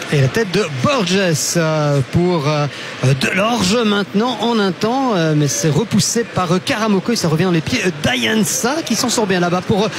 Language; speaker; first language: French; native; French